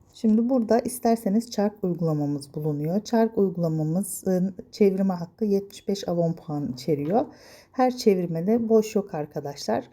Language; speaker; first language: Turkish; native; Turkish